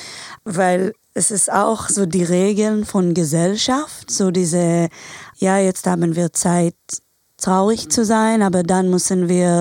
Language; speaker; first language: German; non-native, fluent; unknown